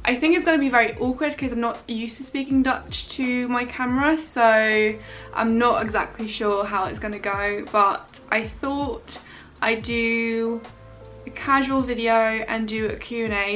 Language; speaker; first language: English; non-native, fluent; Dutch